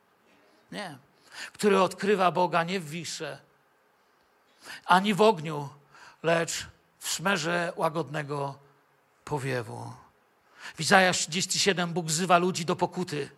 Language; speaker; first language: Polish; native; Polish